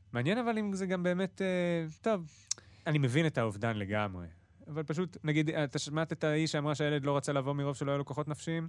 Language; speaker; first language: Hebrew; native; Hebrew